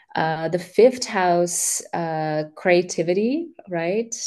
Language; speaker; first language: English; early bilingual, other home language; Macedonian